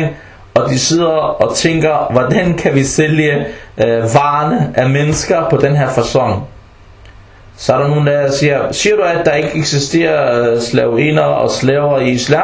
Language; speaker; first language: Danish; early bilingual, other home language; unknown